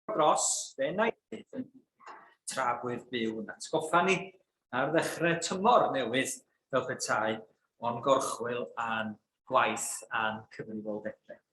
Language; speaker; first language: Welsh; native; Welsh